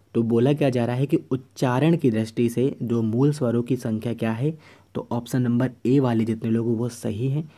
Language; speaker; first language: Hindi; native; Hindi